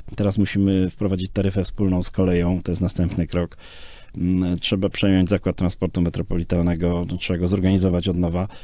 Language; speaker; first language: Polish; native; Polish